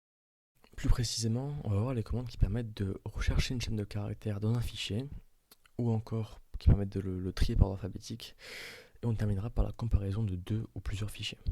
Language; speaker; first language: French; native; French